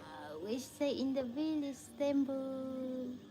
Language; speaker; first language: English; non-native, learner; Vietnamese